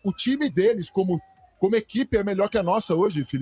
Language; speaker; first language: Portuguese; native; Portuguese